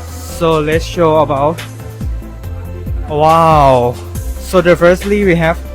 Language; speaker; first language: English; non-native, learner; Thai